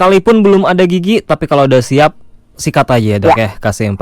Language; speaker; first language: Indonesian; native; Indonesian